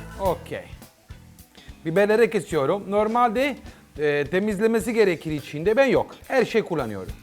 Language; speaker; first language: Turkish; non-native, learner; Italian